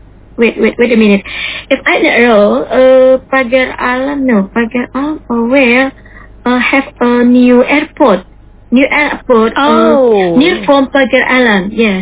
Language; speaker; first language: English; non-native, learner; Indonesian